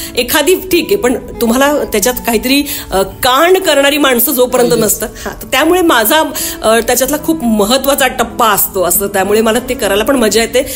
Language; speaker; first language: Marathi; non-native, local second language; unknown